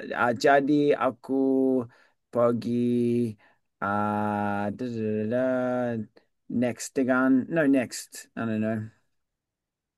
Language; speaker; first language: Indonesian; non-native, learner; English